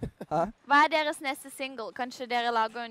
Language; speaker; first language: Norwegian; non-native, learner; Lithuanian